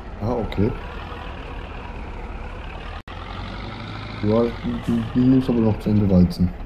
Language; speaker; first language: German; native; German